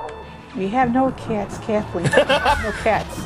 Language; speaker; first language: English; native; English